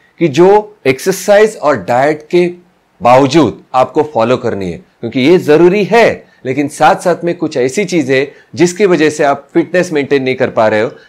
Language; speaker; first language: Hindi; non-native, local second language; Marathi